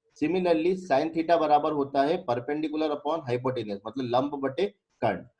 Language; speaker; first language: Hindi; native; Hindi